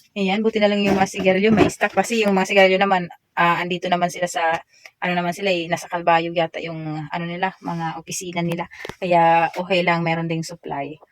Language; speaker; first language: Filipino; non-native, local second language; Waray